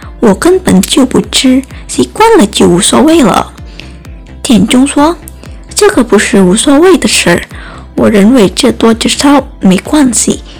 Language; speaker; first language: Chinese; non-native, learner; Indonesian